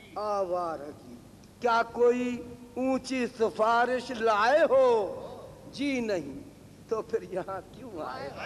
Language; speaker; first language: Urdu; native; Urdu